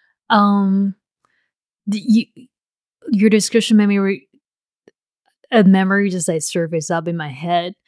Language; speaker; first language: English; non-native, fluent; Chinese